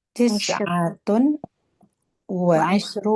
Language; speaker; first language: Arabic; non-native, learner; Indonesian